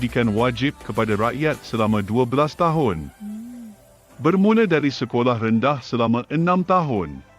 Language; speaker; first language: Malay; native; Malay